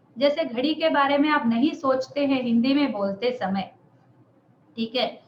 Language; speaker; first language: Hindi; non-native, local second language; Telugu